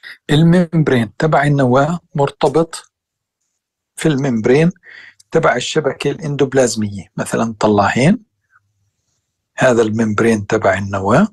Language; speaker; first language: Arabic; native; Arabic